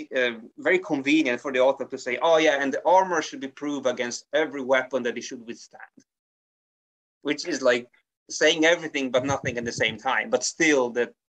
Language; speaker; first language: English; non-native, fluent; Italian